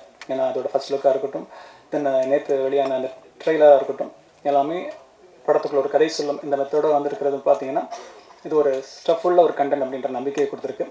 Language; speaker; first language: Tamil; native; Tamil